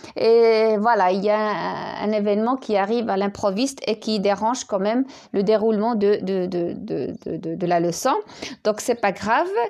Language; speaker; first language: French; non-native, local second language; Arabic